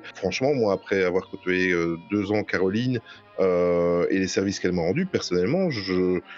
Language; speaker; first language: French; native; French